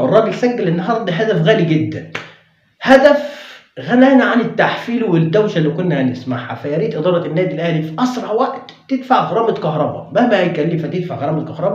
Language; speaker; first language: Arabic; native; Arabic